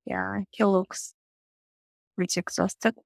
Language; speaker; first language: English; non-native, learner; Russian